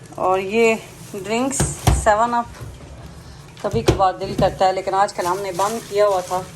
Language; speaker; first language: Urdu; native; Urdu